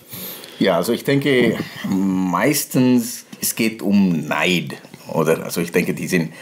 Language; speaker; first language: German; non-native, fluent; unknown